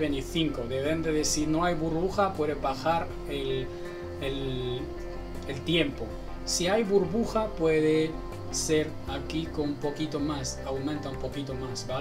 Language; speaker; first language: Spanish; non-native, learner; Chinese